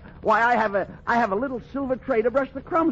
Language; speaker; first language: English; native; English